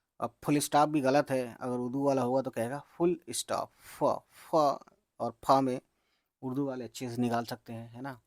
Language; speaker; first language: Urdu; native; Urdu